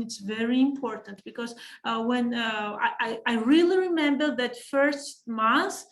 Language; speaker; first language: English; non-native, fluent; Georgian